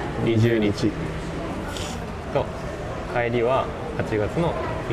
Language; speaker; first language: Japanese; native; Japanese